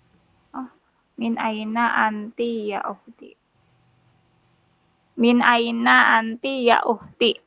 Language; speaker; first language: Arabic; non-native, learner; Indonesian